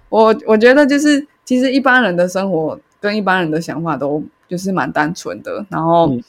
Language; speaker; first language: Chinese; native; Chinese